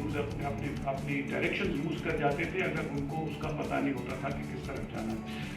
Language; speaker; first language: Urdu; non-native, local second language; Sindhi